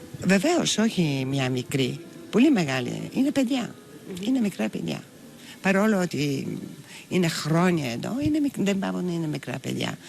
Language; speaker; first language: Greek; non-native, fluent; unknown